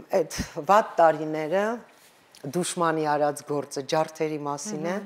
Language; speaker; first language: Armenian; native; Armenian